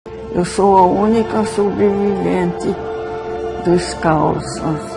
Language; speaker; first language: Portuguese; early bilingual, other home language; Swedish